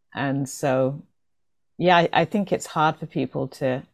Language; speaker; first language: English; native; English